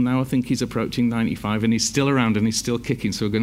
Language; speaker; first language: English; native; English